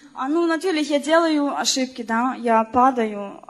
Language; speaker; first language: Russian; non-native, learner; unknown